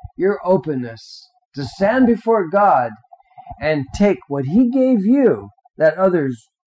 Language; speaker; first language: English; native; English